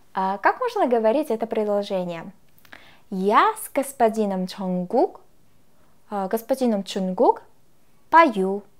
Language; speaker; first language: Russian; non-native, fluent; Korean